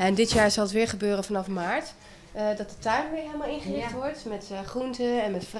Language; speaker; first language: Dutch; native; Dutch